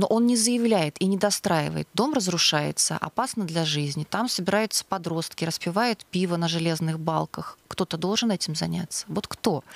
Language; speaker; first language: Russian; native; Russian